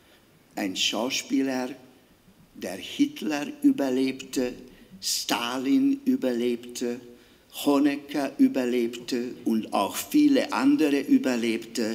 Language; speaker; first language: German; non-native, fluent; Hungarian